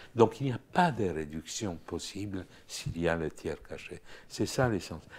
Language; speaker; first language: French; non-native, fluent; Romanian